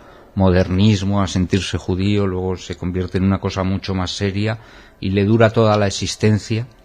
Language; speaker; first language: Spanish; native; Spanish